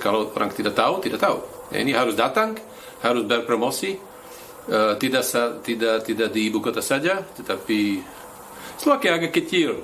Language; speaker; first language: Indonesian; non-native, fluent; Slovak